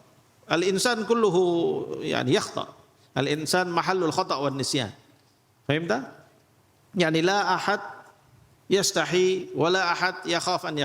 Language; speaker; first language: Arabic; non-native, fluent; Indonesian